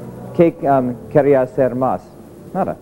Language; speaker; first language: Spanish; non-native, learner; English